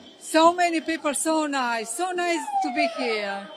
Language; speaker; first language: English; non-native, learner; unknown